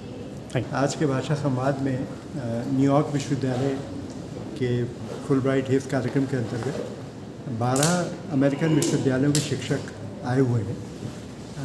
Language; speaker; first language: Hindi; native; Hindi